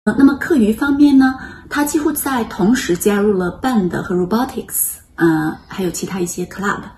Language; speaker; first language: Chinese; native; Chinese